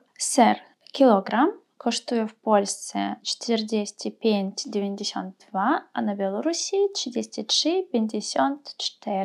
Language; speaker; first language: Polish; non-native, fluent; Russian